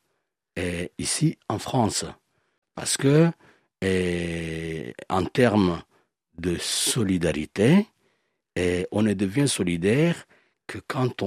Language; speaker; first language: French; non-native, local second language; Swahili